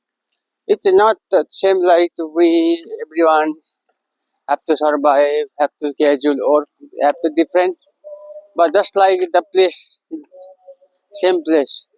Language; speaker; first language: English; non-native, learner; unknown